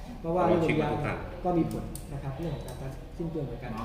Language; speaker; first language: Thai; native; Thai